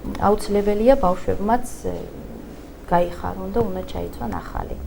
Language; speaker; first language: Georgian; non-native, local second language; Azerbaijani